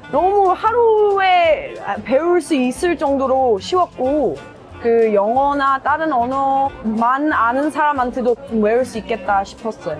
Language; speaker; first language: Korean; non-native, fluent; English